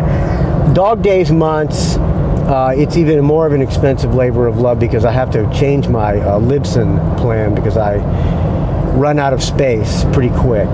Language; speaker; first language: English; native; English